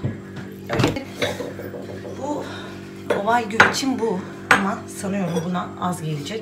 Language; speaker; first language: Turkish; native; Turkish